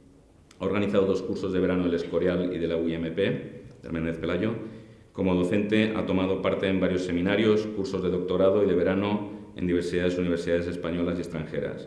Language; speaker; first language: Spanish; native; Spanish